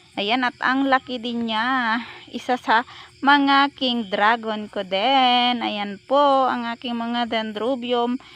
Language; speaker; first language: Filipino; native; Filipino